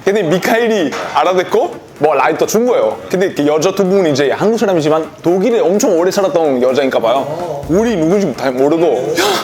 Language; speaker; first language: Korean; non-native, fluent; Italian